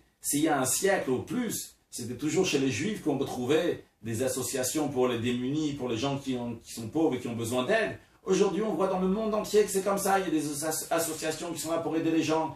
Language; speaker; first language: French; native; French